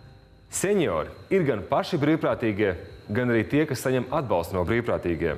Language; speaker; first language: Latvian; native; Latvian